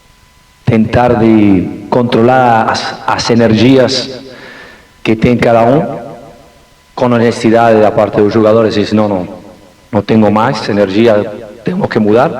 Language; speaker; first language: Portuguese; non-native, fluent; Spanish